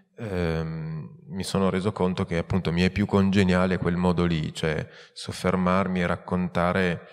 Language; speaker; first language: Italian; native; Italian